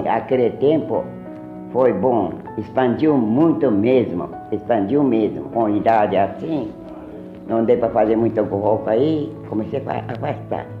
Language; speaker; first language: Portuguese; early bilingual, heritage; Japanese